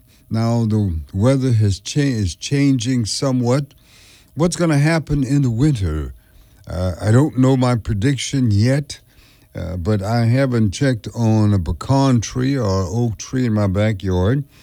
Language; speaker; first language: English; early bilingual, other home language; French